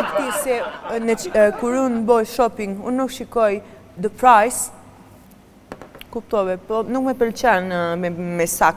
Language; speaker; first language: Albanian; non-native, learner; Romanian